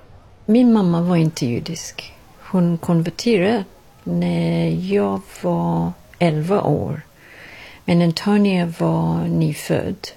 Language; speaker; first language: Swedish; non-native, learner; English